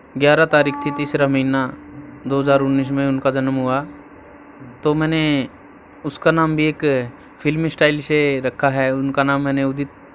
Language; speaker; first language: Hindi; native; Hindi